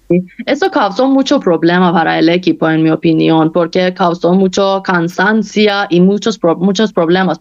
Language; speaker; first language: Spanish; non-native, fluent; Persian